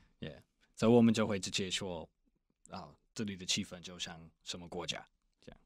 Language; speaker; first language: Chinese; non-native, fluent; English